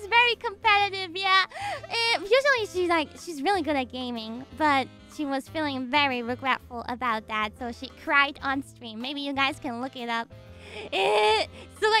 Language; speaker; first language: English; non-native, fluent; German